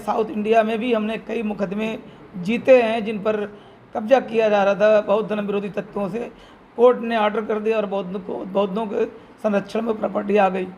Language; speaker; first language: Hindi; native; Hindi